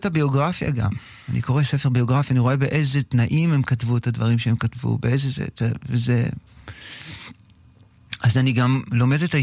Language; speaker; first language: Hebrew; native; Hebrew